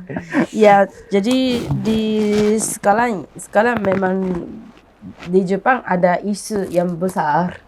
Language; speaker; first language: Indonesian; non-native, fluent; Japanese